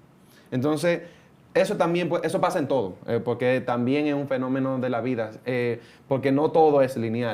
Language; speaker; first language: Spanish; native; Spanish